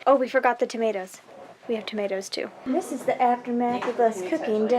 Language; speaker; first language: English; native; English